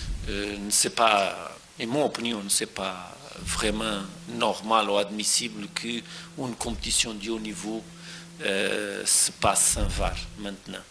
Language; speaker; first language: French; non-native, fluent; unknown